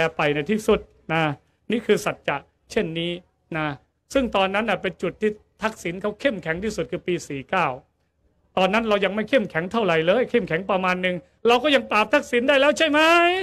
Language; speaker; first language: Thai; native; Thai